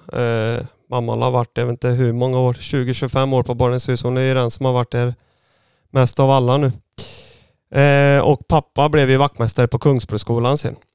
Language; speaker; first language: Swedish; early bilingual, other home language; Bosnian